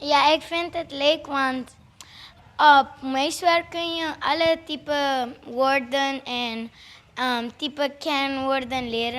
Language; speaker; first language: Dutch; non-native, local second language; Papiamento